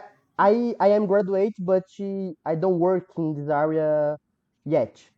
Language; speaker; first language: English; non-native, learner; Portuguese